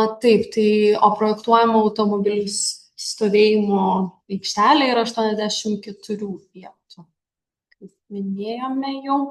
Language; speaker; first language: Lithuanian; native; Lithuanian